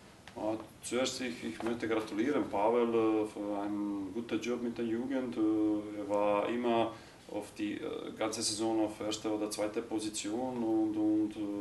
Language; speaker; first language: German; non-native, learner; Croatian